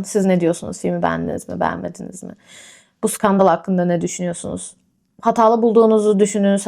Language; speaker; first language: Turkish; native; Turkish